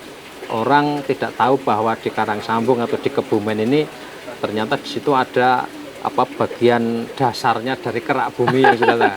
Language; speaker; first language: Indonesian; native; Indonesian